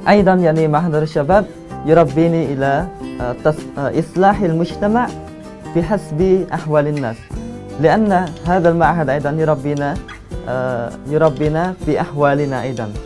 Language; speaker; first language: Arabic; non-native, fluent; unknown